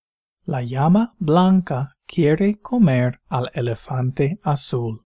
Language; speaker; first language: Spanish; non-native, fluent; English